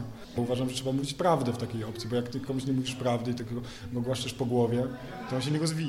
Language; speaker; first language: Polish; native; Polish